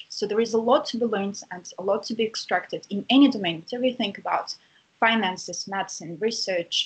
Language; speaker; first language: English; non-native, fluent; Russian